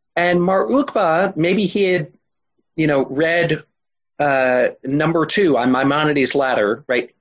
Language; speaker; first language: English; native; English